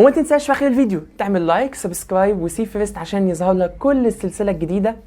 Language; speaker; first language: Arabic; native; Arabic